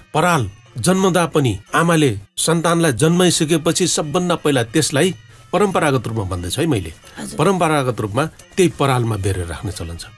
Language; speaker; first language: Nepali; non-native, local second language; Newari